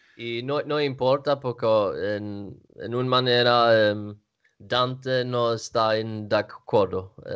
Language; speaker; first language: Italian; non-native, learner; Swedish